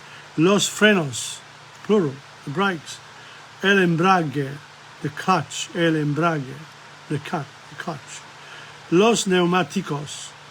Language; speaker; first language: Spanish; non-native, learner; English